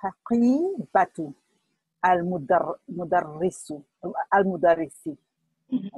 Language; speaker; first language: Arabic; non-native, learner; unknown